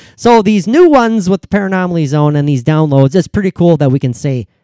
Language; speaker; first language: English; native; English